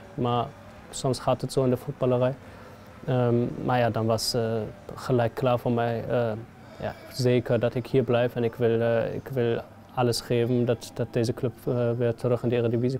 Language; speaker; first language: Dutch; non-native, fluent; German